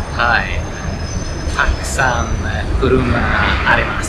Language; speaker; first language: Japanese; non-native, learner; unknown